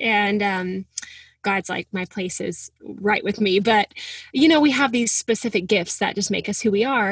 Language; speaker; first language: English; native; English